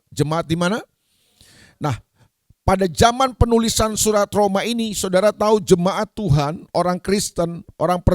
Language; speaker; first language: Indonesian; native; Indonesian